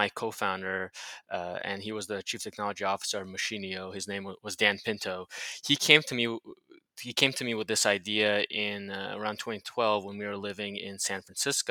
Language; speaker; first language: English; native; English